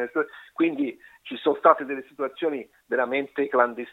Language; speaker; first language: Italian; native; Italian